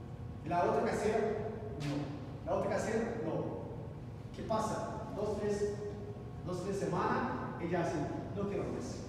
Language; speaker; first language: Spanish; non-native, learner; Portuguese